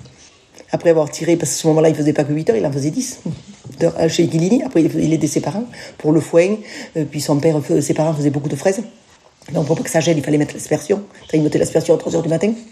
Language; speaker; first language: French; native; French